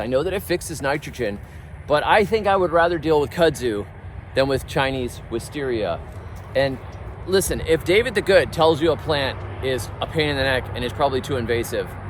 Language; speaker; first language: English; native; English